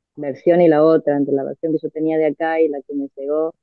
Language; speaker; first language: Spanish; native; Spanish